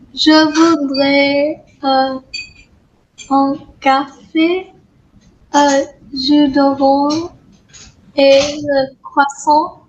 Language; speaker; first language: French; non-native, learner; English